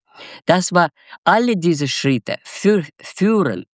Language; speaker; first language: German; non-native, fluent; Russian